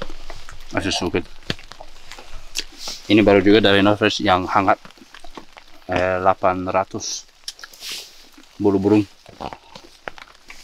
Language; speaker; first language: Indonesian; non-native, fluent; English